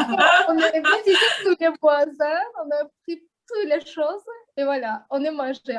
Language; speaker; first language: French; non-native, learner; Azerbaijani